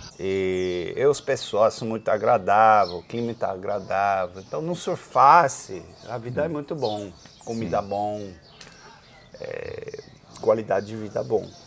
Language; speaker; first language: Portuguese; non-native, fluent; Dutch